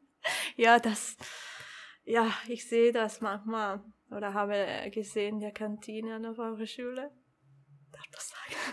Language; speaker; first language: German; non-native, local second language; Italian